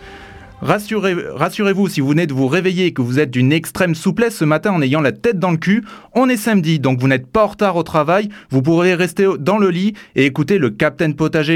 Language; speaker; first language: French; native; French